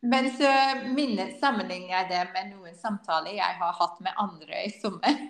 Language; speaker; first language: Norwegian; non-native, fluent; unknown